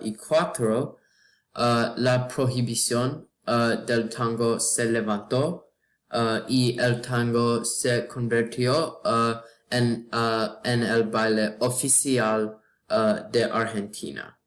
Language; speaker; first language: Spanish; non-native, learner; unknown